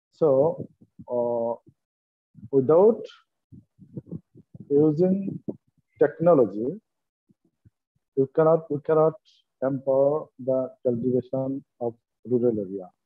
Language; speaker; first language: English; non-native, learner; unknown